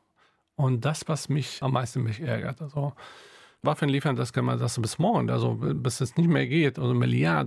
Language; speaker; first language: German; non-native, local second language; Arabic